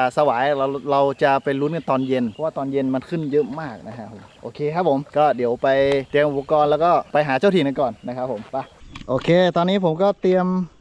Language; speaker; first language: Thai; native; Thai